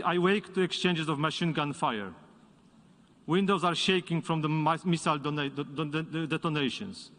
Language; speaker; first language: English; non-native, fluent; Polish